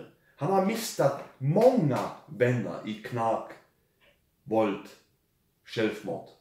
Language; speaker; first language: Swedish; non-native, fluent; German